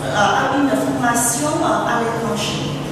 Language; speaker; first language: French; non-native, fluent; Vietnamese